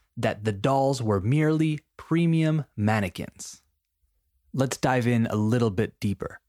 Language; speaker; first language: English; non-native, fluent; Spanish